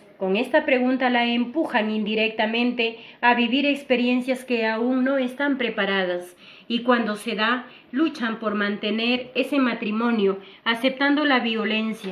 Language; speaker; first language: Spanish; native; Spanish